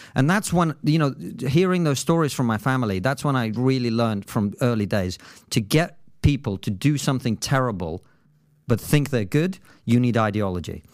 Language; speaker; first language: English; non-native, fluent; Russian